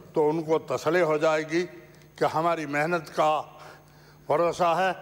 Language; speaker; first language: Hindi; native; Hindi